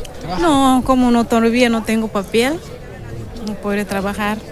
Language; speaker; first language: Spanish; non-native, learner; Upper Guinea Crioulo